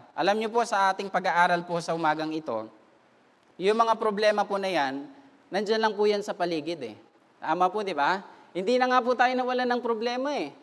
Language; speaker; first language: Filipino; native; Filipino